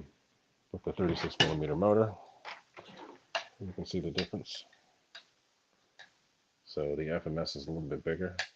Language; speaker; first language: English; native; English